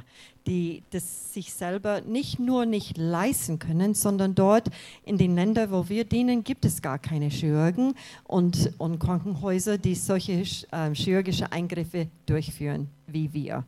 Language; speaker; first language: German; non-native, fluent; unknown